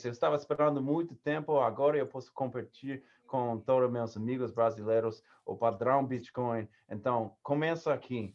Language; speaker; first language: Portuguese; non-native, learner; English